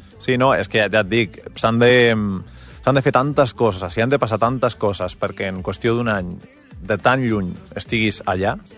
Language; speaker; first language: Catalan; non-native, local second language; Spanish